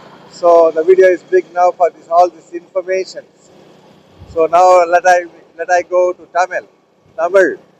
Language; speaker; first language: English; non-native, local second language; Tamil